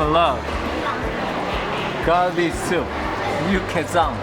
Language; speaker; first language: Korean; native; Korean